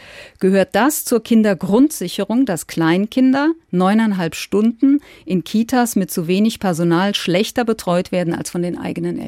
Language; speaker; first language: German; native; German